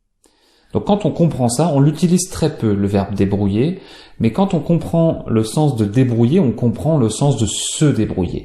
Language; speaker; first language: French; native; French